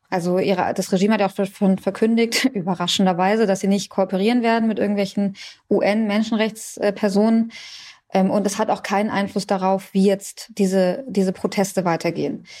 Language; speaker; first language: German; early bilingual, other home language; Persian